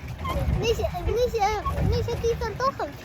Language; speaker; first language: Chinese; early bilingual, heritage; Chinese